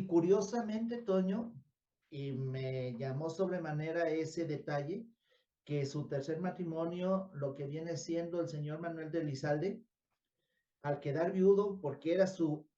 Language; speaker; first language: Spanish; native; Spanish